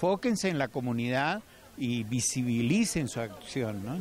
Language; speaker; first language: Spanish; native; Spanish